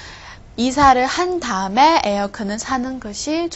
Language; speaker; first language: Korean; non-native, fluent; Chinese